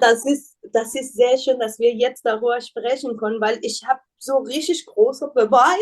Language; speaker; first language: German; non-native, learner; Persian